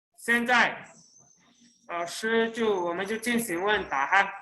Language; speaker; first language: Chinese; non-native, fluent; Indonesian